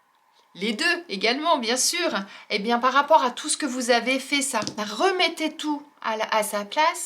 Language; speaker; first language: French; native; French